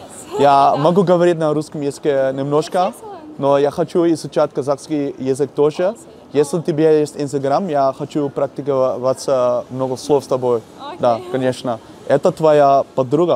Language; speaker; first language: Russian; non-native, learner; Dutch